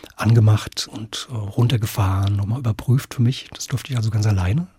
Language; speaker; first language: German; native; German